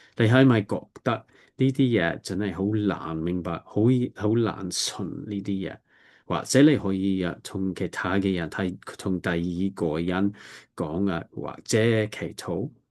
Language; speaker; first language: Cantonese; non-native, learner; English